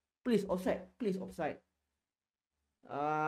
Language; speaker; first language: English; non-native, learner; Malay